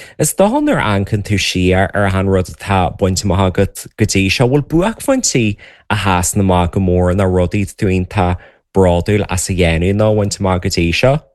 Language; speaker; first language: Irish; native; Irish